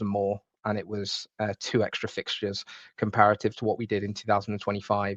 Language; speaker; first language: English; native; English